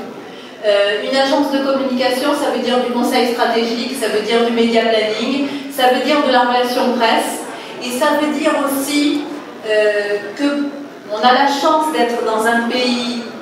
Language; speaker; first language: French; native; French